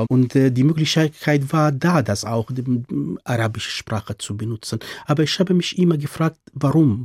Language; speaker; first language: German; non-native, fluent; Arabic